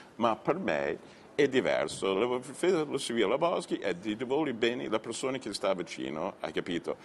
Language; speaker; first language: Italian; non-native, learner; English